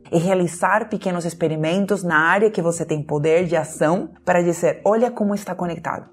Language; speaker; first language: Portuguese; non-native, fluent; Spanish